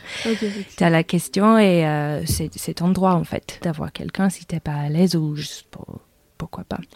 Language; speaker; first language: French; non-native, fluent; English